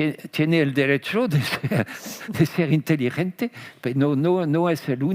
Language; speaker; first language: Spanish; non-native, fluent; French